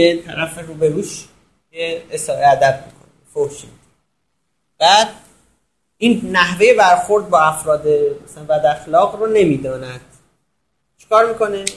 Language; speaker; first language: Persian; native; Persian